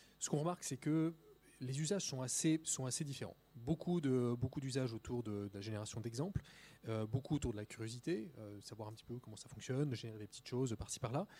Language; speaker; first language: French; native; French